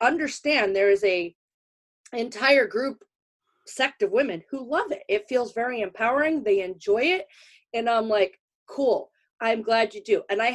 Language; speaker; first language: English; native; English